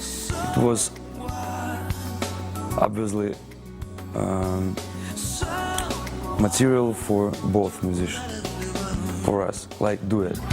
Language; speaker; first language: English; non-native, learner; Russian